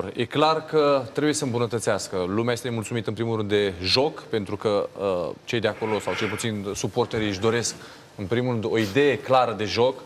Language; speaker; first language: Romanian; native; Romanian